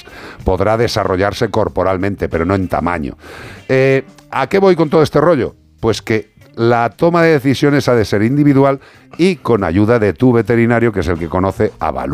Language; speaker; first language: Spanish; native; Spanish